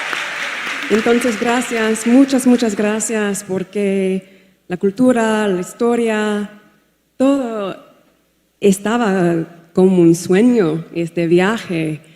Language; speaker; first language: Spanish; non-native, fluent; English